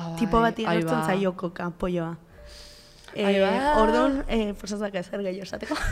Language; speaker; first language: Basque; non-native, local second language; Spanish